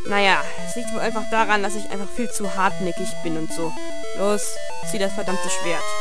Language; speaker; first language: German; native; German